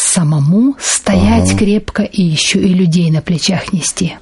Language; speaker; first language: Russian; native; Russian